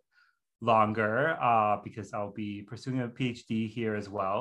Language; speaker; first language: English; non-native, local second language; Cantonese